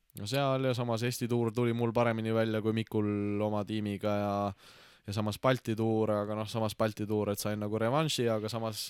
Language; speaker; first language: Estonian; native; Estonian